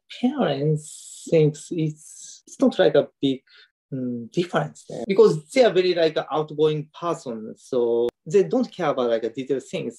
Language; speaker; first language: English; non-native, learner; Japanese